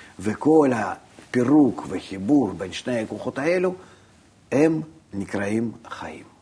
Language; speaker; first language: Hebrew; non-native, fluent; Russian